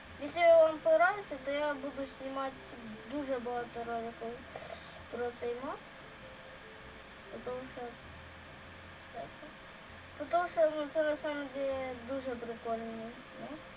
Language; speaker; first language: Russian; non-native, local second language; Ukrainian